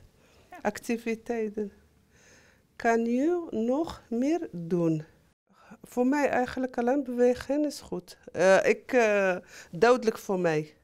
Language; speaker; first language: Dutch; non-native, learner; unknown